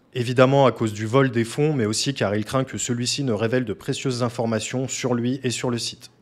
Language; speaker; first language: French; native; French